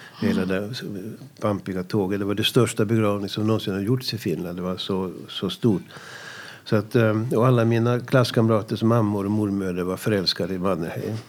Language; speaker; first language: Swedish; native; Swedish